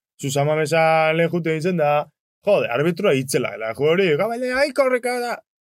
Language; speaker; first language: Basque; native; Basque